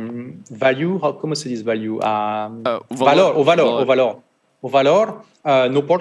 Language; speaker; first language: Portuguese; non-native, learner; French